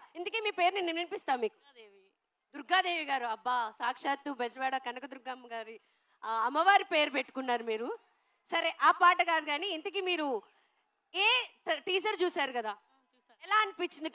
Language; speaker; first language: Telugu; native; Telugu